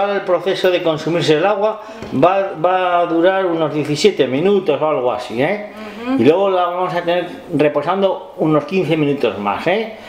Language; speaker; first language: Spanish; non-native, fluent; Portuguese